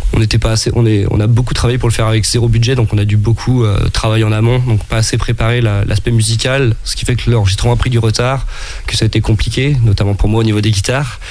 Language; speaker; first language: French; native; French